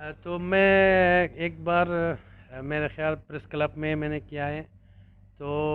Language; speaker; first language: Hindi; non-native, learner; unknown